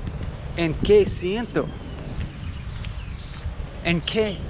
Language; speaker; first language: Spanish; non-native, learner; English